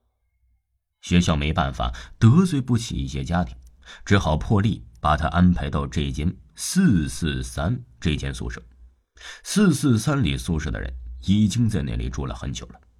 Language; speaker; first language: Chinese; non-native, local second language; Cantonese